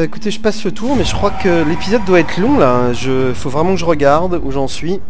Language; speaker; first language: French; native; French